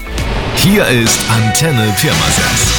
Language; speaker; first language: German; native; German